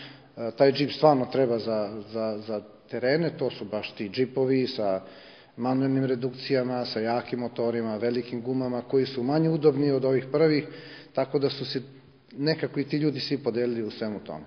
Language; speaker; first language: Bosnian; native; Bosnian